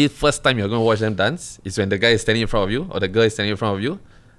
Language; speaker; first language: English; native; English